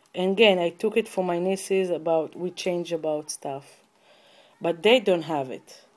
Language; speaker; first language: English; non-native, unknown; Hebrew